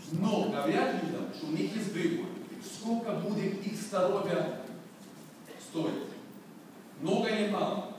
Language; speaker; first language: Russian; non-native, learner; Swedish